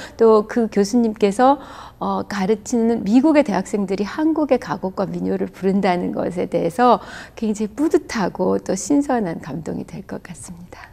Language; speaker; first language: Korean; native; Korean